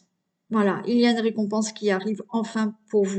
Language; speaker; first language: French; native; French